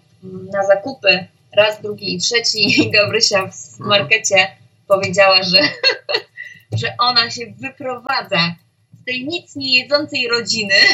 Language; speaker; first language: Polish; native; Polish